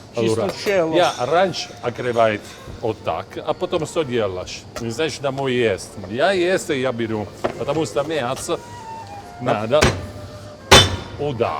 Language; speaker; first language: Russian; non-native, learner; Italian